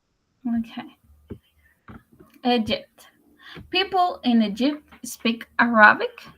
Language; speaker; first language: English; non-native, learner; Spanish